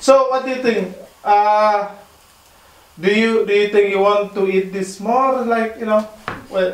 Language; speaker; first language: English; non-native, fluent; Indonesian